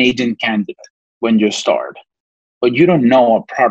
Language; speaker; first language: English; non-native, fluent; Spanish